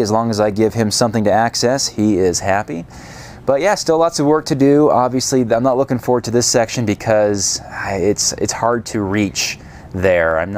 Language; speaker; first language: English; native; English